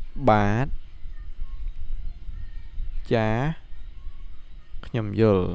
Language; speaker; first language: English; non-native, learner; Khmer